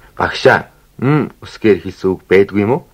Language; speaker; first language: Mongolian; native; Mongolian